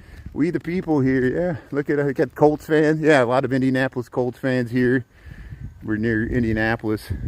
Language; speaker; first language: English; native; English